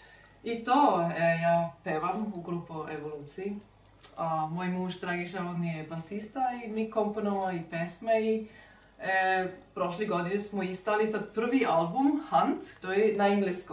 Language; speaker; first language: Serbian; non-native, learner; German